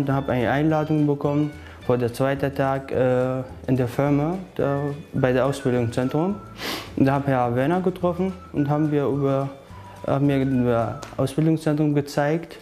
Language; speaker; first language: German; non-native, learner; Arabic